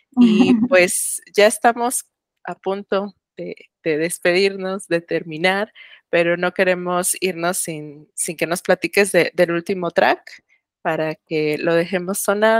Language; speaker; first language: Spanish; native; Spanish